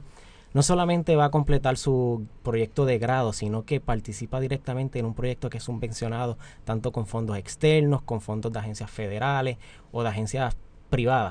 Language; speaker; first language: Spanish; native; Spanish